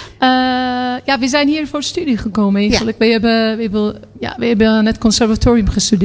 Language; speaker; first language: Dutch; non-native, fluent; Turkish